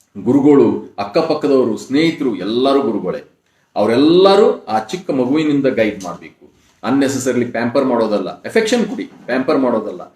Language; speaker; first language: Kannada; non-native, local second language; Kodava